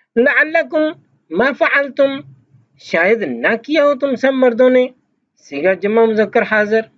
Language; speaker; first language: Urdu; native; Urdu